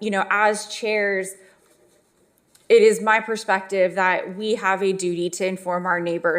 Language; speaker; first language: English; native; English